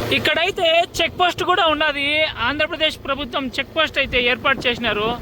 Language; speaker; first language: Telugu; non-native, local second language; Urdu